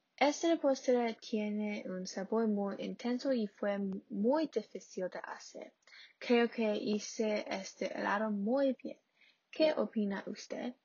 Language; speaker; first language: Spanish; non-native, learner; English